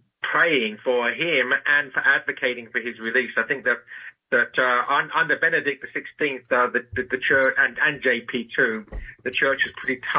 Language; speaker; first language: English; native; English